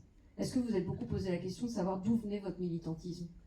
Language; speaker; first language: French; native; French